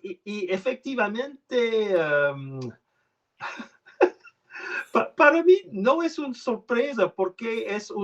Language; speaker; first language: Spanish; non-native, learner; French